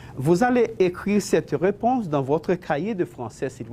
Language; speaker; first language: French; non-native, fluent; Spanish